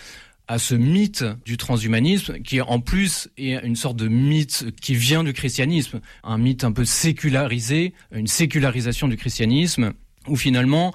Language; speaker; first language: French; native; French